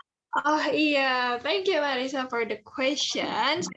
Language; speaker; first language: English; non-native, fluent; Indonesian